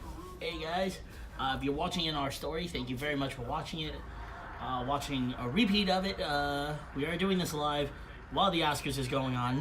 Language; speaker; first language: English; native; English